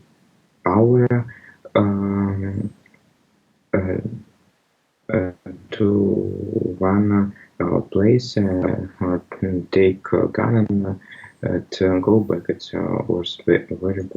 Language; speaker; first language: English; non-native, learner; Russian